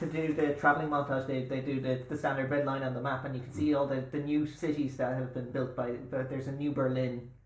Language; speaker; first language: English; native; English